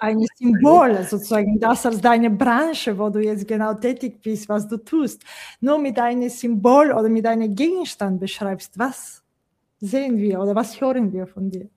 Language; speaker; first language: German; non-native, fluent; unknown